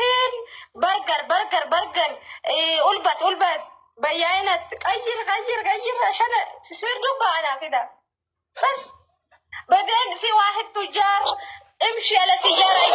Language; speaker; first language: Arabic; non-native, learner; Oromo